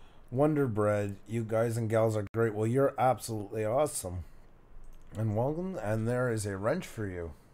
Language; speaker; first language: English; native; English